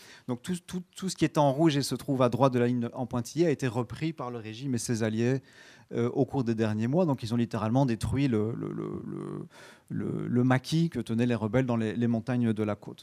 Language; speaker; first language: French; native; French